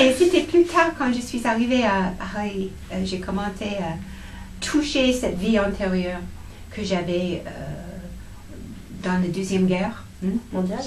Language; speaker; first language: French; non-native, fluent; English